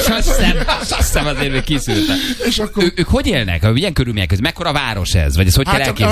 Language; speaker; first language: Hungarian; native; Hungarian